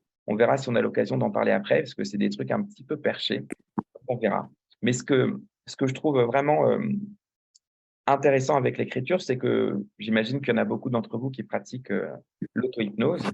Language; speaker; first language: French; native; French